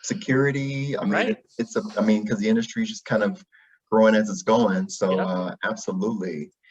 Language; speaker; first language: English; native; English